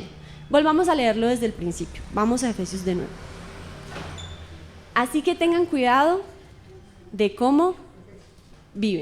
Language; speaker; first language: Spanish; native; Spanish